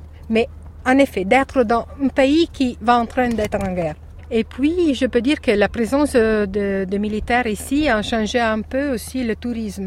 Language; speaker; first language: French; non-native, learner; Italian